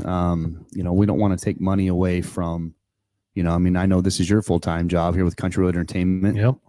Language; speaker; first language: English; native; English